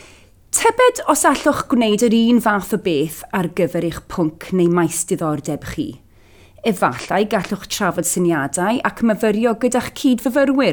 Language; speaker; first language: Welsh; native; Welsh